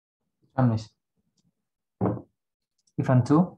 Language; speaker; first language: English; non-native, learner; Indonesian